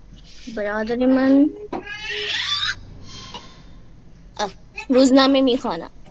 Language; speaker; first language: Persian; non-native, learner; Urdu